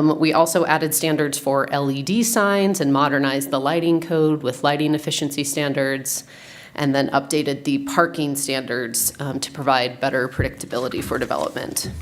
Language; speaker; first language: English; native; English